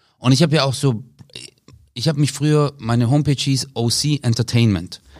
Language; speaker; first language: German; early bilingual, other home language; Turkish